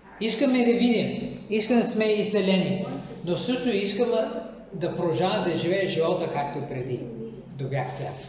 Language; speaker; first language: Bulgarian; non-native, fluent; English